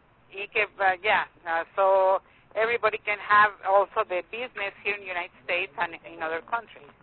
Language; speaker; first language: English; non-native, learner; Spanish